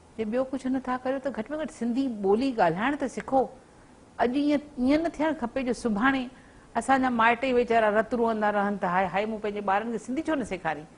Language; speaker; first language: Sindhi; early bilingual, heritage; Sindhi